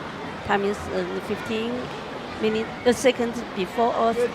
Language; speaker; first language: English; non-native, learner; Chinese